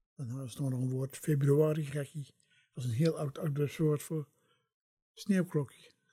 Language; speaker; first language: Dutch; native; Dutch